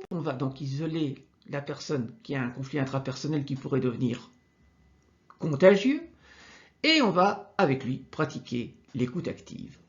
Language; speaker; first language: French; native; French